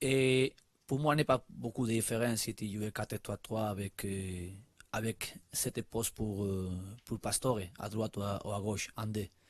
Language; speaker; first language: French; non-native, learner; Spanish